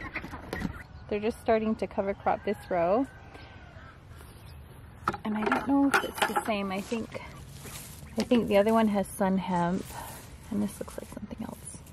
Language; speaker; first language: English; native; English